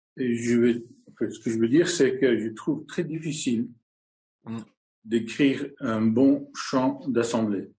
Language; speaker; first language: French; non-native, fluent; English